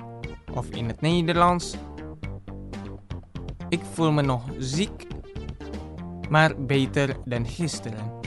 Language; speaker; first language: Dutch; non-native, fluent; Indonesian